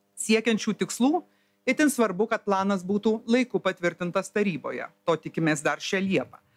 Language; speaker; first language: Lithuanian; native; Lithuanian